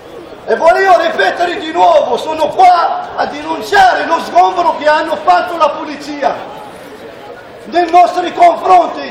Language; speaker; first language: Italian; non-native, fluent; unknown